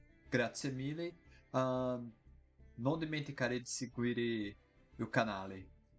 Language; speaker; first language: Italian; non-native, learner; Portuguese